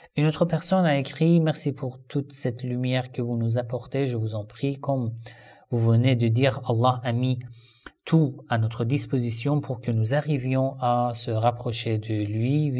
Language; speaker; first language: French; non-native, fluent; Persian